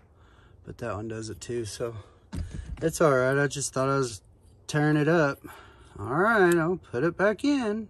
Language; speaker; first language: English; native; English